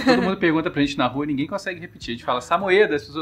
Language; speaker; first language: Portuguese; native; Portuguese